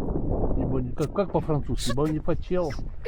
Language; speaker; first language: Russian; native; Russian